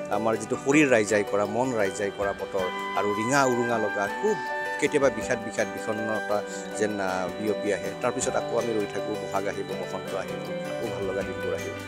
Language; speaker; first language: Assamese; native; Assamese